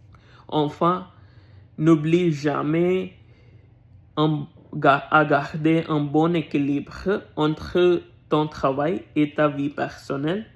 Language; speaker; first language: French; non-native, learner; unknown